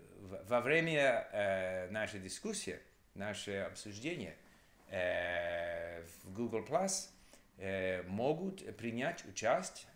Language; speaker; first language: Russian; non-native, learner; English